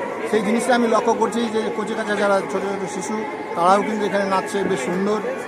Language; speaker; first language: Bangla; non-native, local second language; Rangpuri